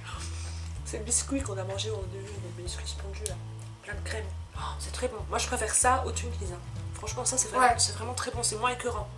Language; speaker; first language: French; native; French